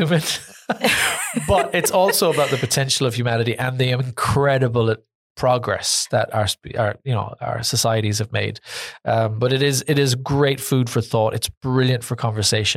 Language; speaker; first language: English; native; English